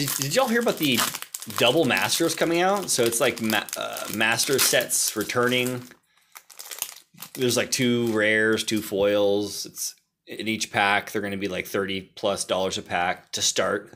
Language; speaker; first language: English; native; English